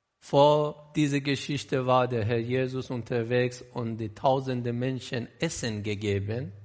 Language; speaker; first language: German; non-native, learner; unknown